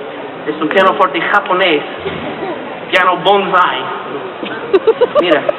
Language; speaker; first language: Spanish; non-native, fluent; Italian